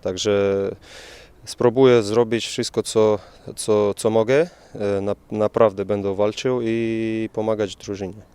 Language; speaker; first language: Polish; non-native, fluent; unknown